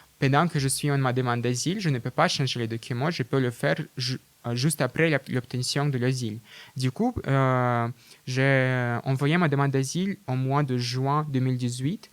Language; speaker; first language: French; non-native, fluent; Russian